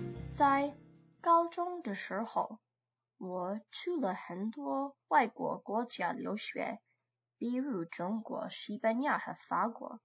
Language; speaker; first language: Chinese; non-native, learner; English